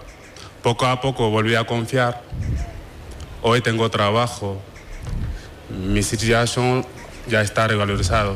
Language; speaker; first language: Spanish; non-native, fluent; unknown